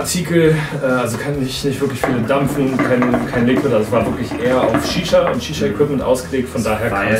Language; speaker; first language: German; native; German